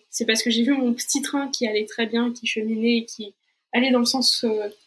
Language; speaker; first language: French; non-native, fluent; Portuguese